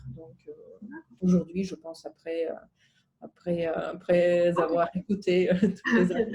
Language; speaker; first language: French; non-native, fluent; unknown